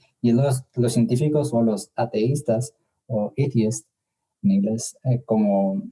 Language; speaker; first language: Spanish; early bilingual, heritage; English